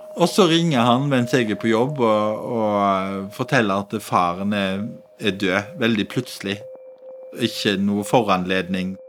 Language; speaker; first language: Norwegian; native; Norwegian